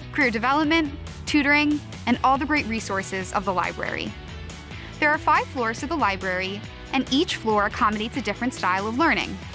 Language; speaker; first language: English; native; English